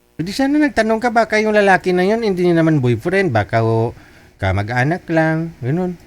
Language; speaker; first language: Filipino; native; Filipino